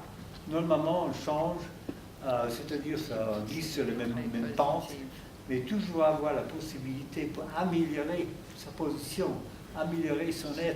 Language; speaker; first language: French; non-native, fluent; German